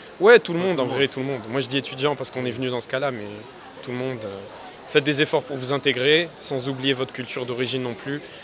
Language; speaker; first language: French; non-native, local second language; Arabic